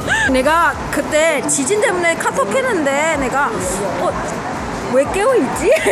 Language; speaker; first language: Korean; non-native, fluent; Chinese